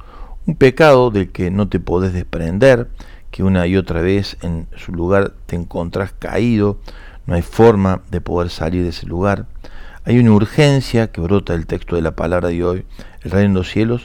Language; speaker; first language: Spanish; native; Spanish